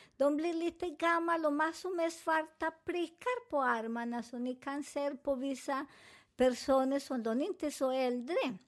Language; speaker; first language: Swedish; non-native, learner; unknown